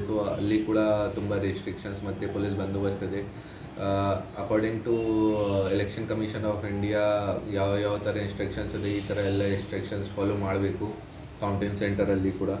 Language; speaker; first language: Kannada; non-native, learner; Hindi